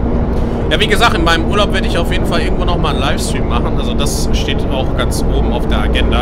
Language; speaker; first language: German; native; German